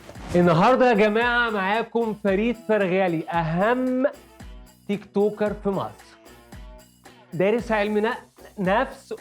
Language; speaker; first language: Arabic; native; Arabic